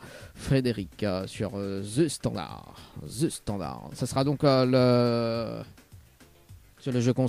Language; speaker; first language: French; native; French